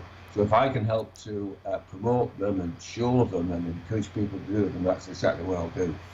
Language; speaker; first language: English; native; English